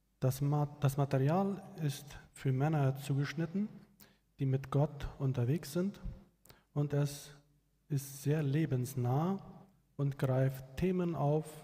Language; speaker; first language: German; non-native, local second language; Plautdietsch